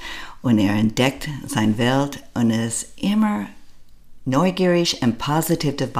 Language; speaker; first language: German; non-native, learner; English